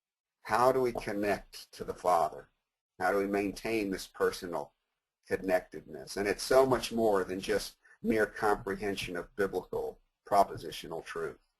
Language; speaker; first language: English; native; English